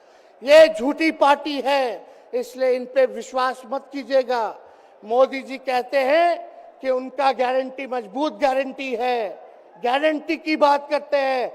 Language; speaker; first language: Hindi; native; Hindi